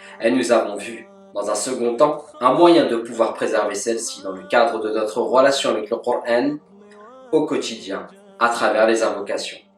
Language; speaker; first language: French; native; French